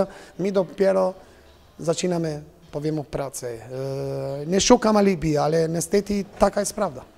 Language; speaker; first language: Polish; non-native, fluent; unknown